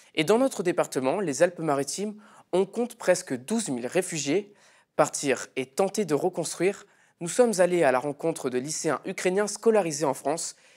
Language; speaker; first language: French; native; French